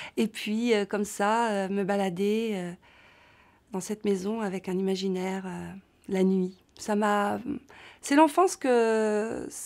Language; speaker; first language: French; native; French